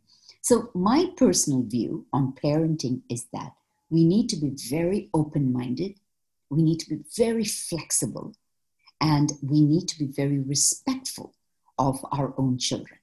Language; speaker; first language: English; non-native, local second language; Malayalam